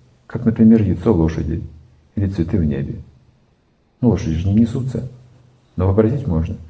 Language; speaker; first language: Russian; native; Russian